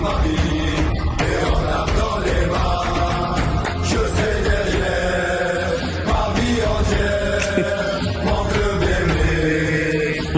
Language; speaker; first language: French; native; French